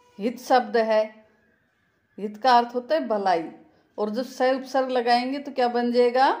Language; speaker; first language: Hindi; native; Hindi